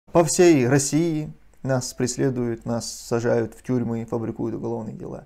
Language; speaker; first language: Russian; non-native, local second language; Chechen